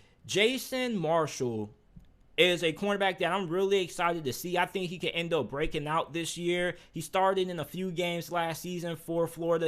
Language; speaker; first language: English; native; English